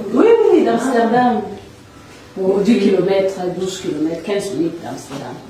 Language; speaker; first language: French; non-native, local second language; Lingala